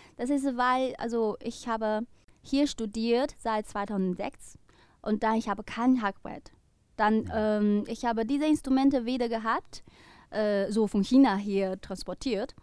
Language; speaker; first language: German; non-native, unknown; Chinese